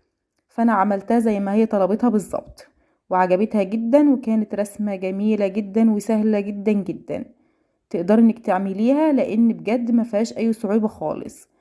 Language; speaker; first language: Arabic; native; Arabic